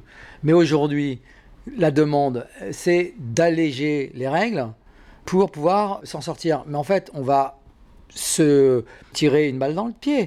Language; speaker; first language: French; native; French